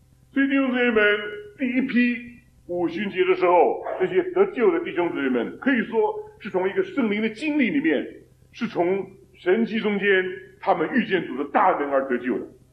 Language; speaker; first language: Chinese; native; Chinese